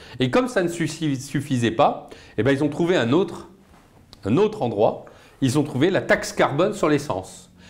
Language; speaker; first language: French; native; French